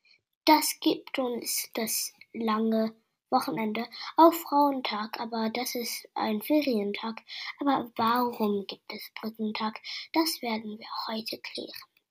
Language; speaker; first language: German; non-native, learner; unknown